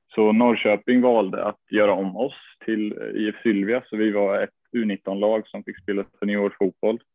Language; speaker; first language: Swedish; native; Swedish